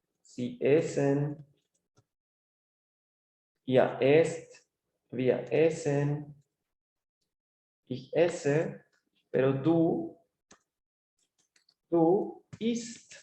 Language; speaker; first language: German; non-native, learner; Spanish